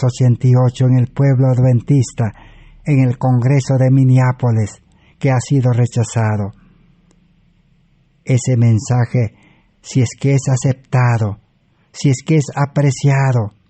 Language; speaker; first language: Spanish; native; Spanish